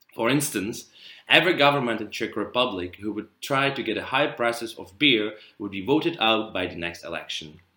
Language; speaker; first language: English; non-native, fluent; Czech